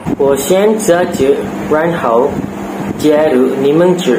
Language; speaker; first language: Chinese; non-native, learner; Malay